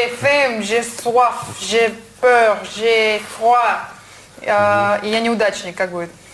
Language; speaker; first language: French; non-native, learner; Russian